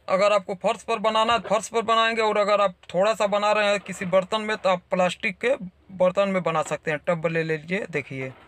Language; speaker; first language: Hindi; native; Hindi